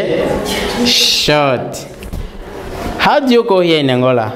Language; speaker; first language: English; non-native, learner; Portuguese